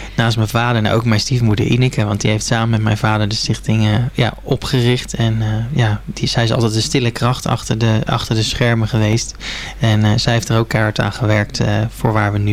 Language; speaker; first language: Dutch; native; Dutch